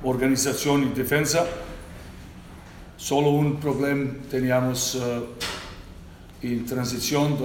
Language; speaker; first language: Spanish; non-native, learner; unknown